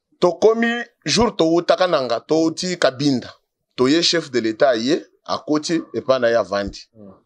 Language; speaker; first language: Lingala; native; Lingala